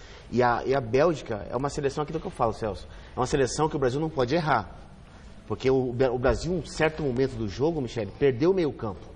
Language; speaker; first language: Portuguese; native; Portuguese